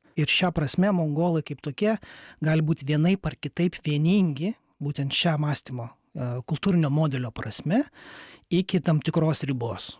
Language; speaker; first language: Lithuanian; native; Lithuanian